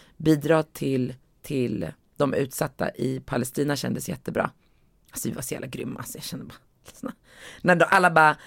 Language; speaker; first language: Swedish; native; Swedish